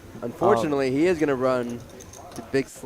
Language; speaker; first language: English; native; English